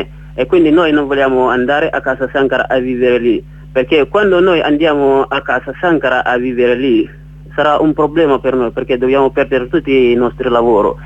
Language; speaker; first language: Italian; non-native, learner; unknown